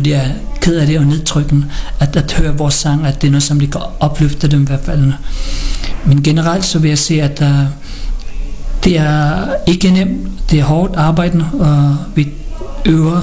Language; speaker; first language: Danish; early bilingual, other home language; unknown